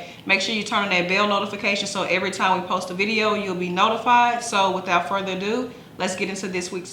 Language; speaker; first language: English; native; English